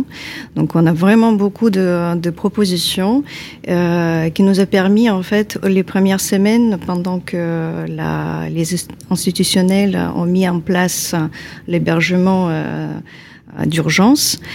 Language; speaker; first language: French; non-native, fluent; Ukrainian